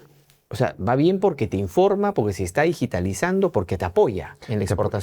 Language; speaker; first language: Spanish; native; Spanish